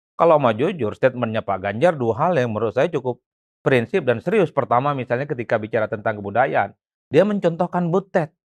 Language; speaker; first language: Indonesian; non-native, local second language; Madurese